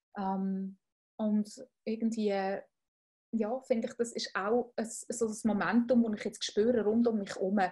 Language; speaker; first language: German; native; German